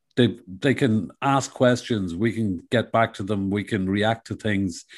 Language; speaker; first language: English; native; English